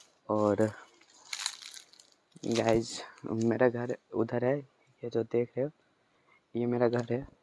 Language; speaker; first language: Hindi; non-native, local second language; Magahi